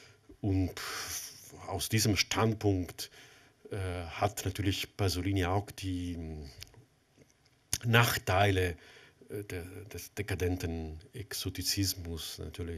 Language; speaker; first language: German; non-native, fluent; Italian